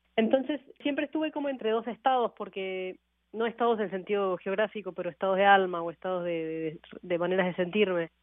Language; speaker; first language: Spanish; native; Spanish